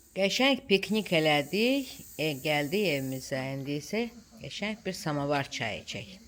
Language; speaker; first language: Azerbaijani; native; Azerbaijani